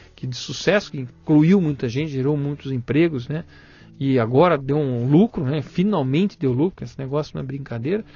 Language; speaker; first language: Portuguese; native; Portuguese